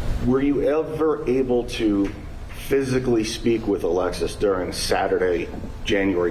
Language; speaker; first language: English; native; English